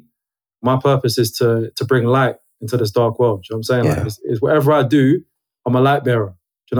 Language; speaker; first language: English; native; English